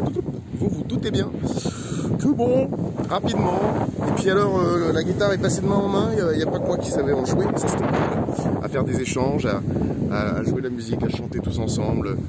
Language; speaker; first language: French; native; French